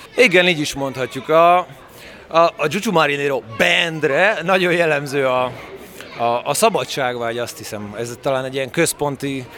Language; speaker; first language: Hungarian; native; Hungarian